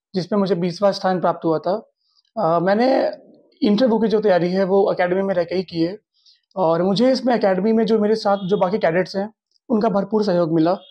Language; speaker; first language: Hindi; native; Hindi